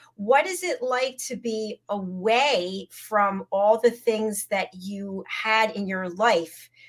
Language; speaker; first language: English; native; English